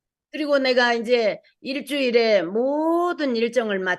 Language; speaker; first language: Korean; native; Korean